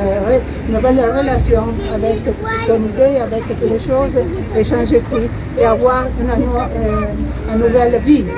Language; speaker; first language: French; non-native, learner; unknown